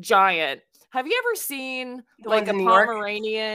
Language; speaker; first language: English; native; English